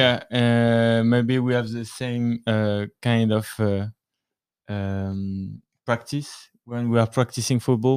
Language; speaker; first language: English; non-native, learner; French